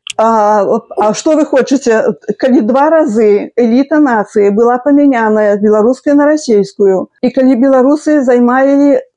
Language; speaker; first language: Belarusian; native; Belarusian